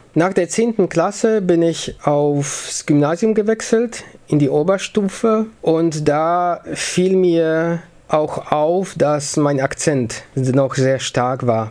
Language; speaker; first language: German; early bilingual, other home language; Polish